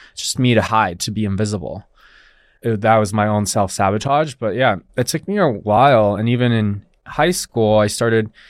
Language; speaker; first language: English; early bilingual, other home language; Chinese